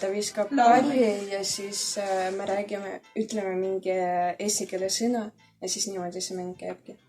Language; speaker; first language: Estonian; non-native, learner; Russian